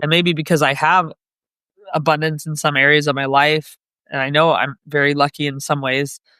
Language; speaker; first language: English; native; English